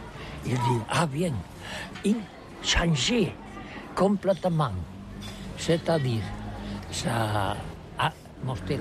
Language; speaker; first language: French; non-native, learner; Catalan